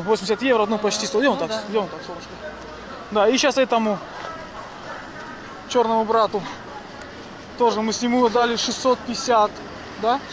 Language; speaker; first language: Russian; native; Russian